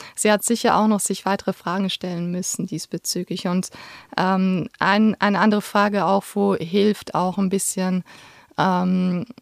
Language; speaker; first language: German; non-native, local second language; Luxembourgish